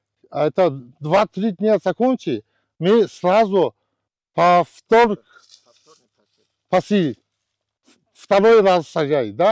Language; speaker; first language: Russian; non-native, learner; Chinese